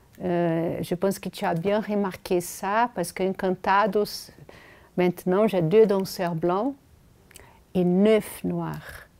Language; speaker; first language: French; non-native, fluent; Portuguese